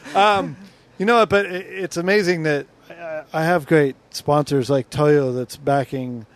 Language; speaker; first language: English; native; English